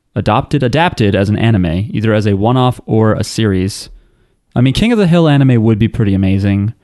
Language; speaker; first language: English; native; English